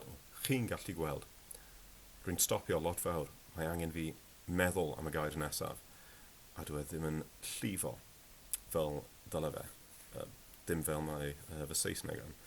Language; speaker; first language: Welsh; non-native, learner; English